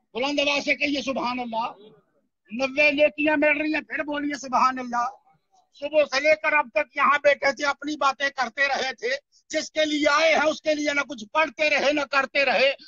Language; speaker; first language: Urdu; non-native, local second language; Punjabi